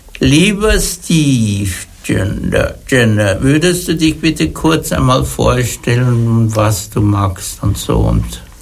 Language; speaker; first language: German; native; German